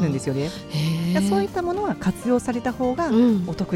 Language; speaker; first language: Japanese; native; Japanese